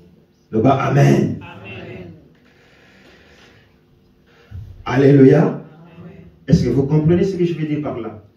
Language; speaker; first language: French; non-native, local second language; Lingala